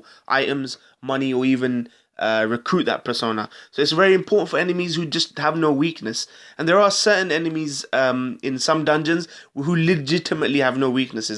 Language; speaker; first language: English; native; English